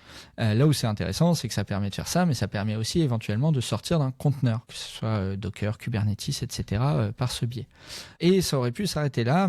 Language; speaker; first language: French; native; French